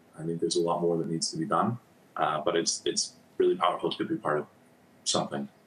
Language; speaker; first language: English; native; English